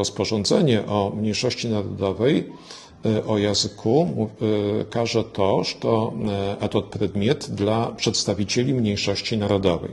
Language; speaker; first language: Polish; non-native, local second language; Belarusian